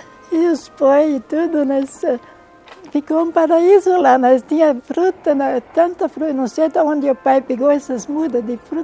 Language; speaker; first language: Portuguese; non-native, local second language; German